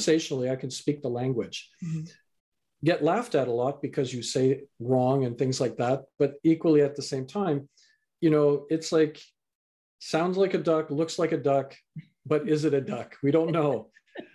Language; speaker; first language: English; native; English